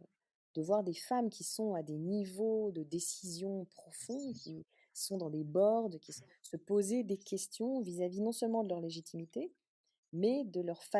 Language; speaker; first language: French; native; French